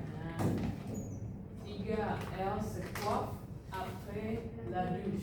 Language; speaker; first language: French; non-native, learner; Indonesian